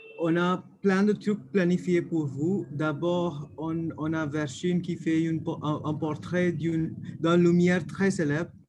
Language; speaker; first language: French; non-native, fluent; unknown